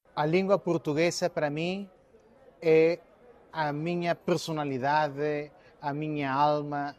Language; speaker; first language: Portuguese; early bilingual, heritage; Portuguese